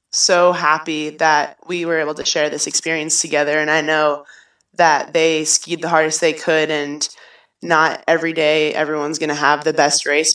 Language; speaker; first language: English; native; English